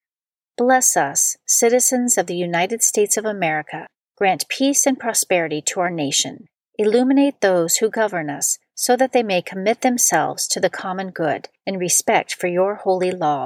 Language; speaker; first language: English; native; English